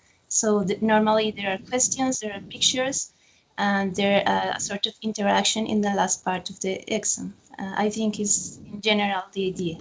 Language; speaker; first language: English; non-native, fluent; Spanish